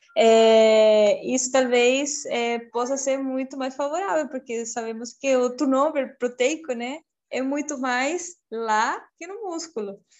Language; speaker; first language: Portuguese; non-native, fluent; Spanish